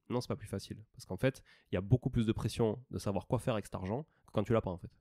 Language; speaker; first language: French; native; French